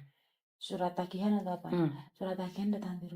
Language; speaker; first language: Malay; non-native, local second language; Javanese